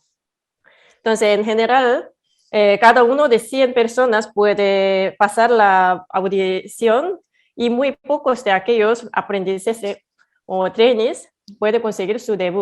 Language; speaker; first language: Spanish; non-native, fluent; Korean